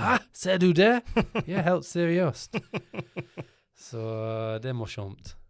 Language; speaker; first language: Norwegian; non-native, learner; English